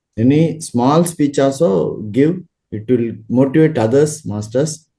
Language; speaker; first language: English; non-native, local second language; Tamil